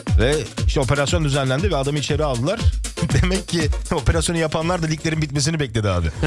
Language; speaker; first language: Turkish; early bilingual, heritage; Turkish